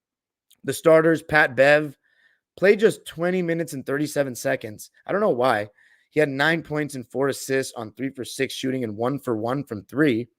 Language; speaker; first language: English; native; English